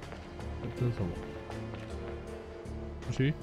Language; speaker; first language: Chinese; native; Chinese